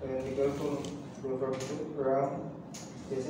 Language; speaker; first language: English; non-native, fluent; Indonesian